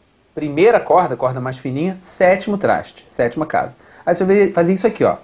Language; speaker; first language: Portuguese; native; Portuguese